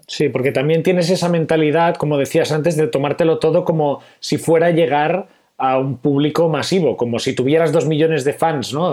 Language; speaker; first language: Spanish; non-native, local second language; Catalan